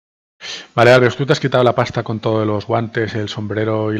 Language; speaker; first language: Spanish; native; Spanish